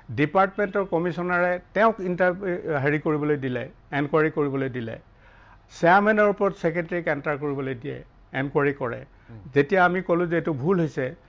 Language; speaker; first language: Assamese; native; Assamese